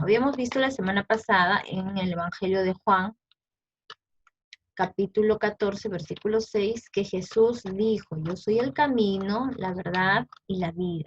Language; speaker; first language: Spanish; native; Spanish